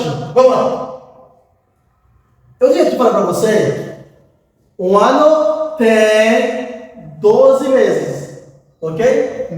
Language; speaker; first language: Portuguese; non-native, fluent; Haitian Creole